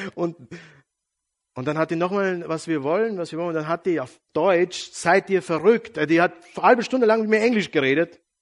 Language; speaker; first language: German; non-native, fluent; Serbian